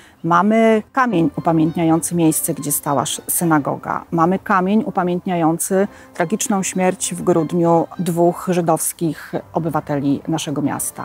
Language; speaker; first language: Polish; native; Polish